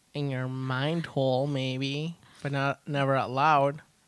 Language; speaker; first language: English; early bilingual, other home language; Spanish